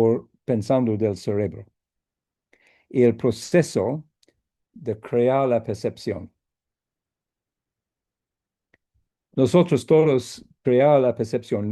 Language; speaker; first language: Spanish; non-native, fluent; English